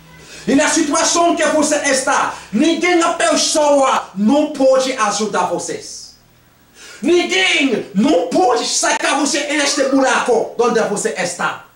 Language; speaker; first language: Portuguese; non-native, learner; Haitian Creole